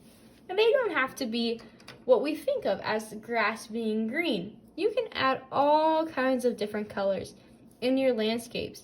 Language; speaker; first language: English; native; English